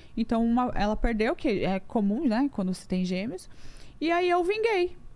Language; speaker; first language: Portuguese; native; Portuguese